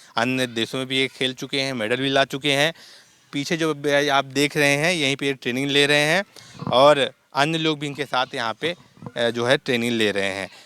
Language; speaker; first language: Hindi; native; Hindi